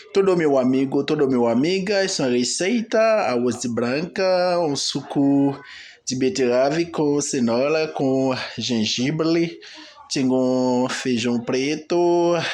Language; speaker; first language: Portuguese; non-native, learner; Haitian Creole